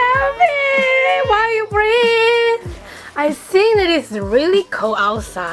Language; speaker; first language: English; non-native, learner; Chinese